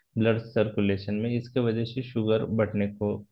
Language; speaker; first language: Hindi; non-native, local second language; Marathi